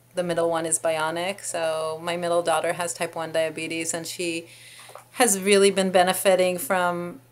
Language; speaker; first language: English; non-native, fluent; Hebrew